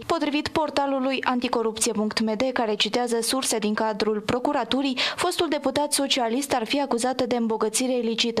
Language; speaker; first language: Romanian; native; Romanian